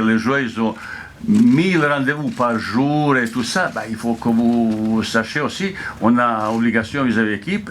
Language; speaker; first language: French; non-native, fluent; Bosnian